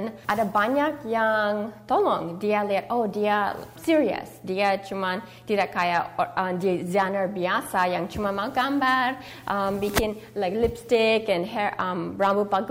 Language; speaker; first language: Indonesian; early bilingual, heritage; Indonesian